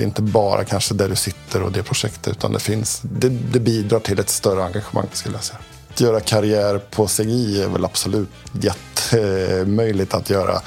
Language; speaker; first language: Swedish; native; Swedish